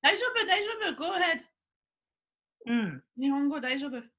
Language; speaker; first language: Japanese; non-native, learner; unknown